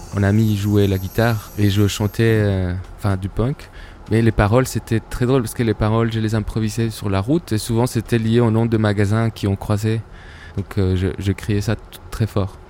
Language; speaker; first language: French; non-native, fluent; Spanish